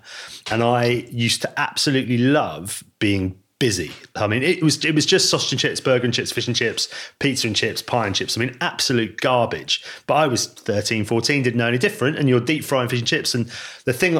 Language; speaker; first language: English; native; English